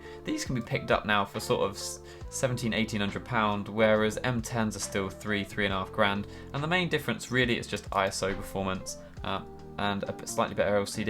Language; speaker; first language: English; native; English